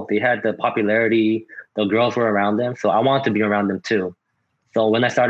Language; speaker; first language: English; native; English